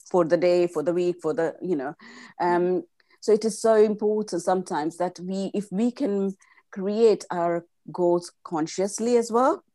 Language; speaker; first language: English; non-native, local second language; Gujarati